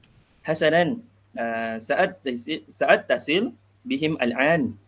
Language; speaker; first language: Arabic; non-native, learner; Malay